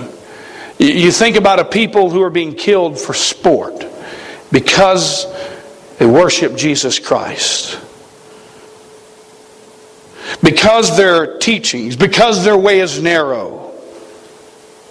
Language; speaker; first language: English; native; English